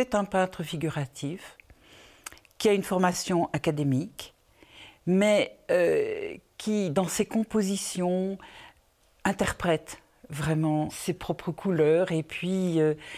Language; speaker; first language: French; native; French